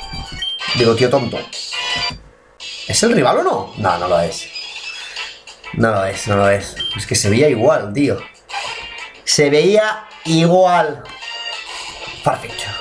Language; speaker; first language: Spanish; native; Spanish